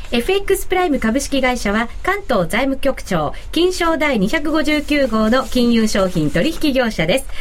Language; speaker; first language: Japanese; native; Japanese